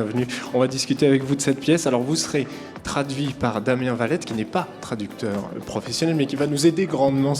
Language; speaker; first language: French; native; French